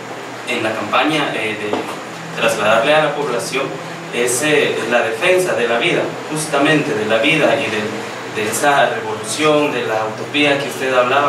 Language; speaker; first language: Spanish; native; Spanish